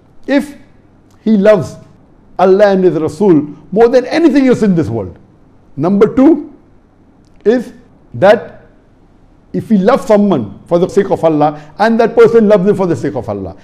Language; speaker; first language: English; non-native, local second language; Urdu